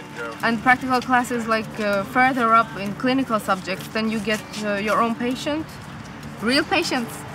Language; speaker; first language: English; non-native, fluent; Swedish